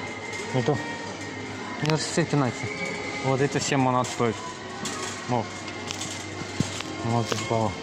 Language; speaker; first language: Russian; non-native, learner; Azerbaijani